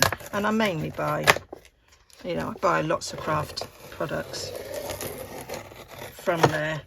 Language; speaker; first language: English; native; English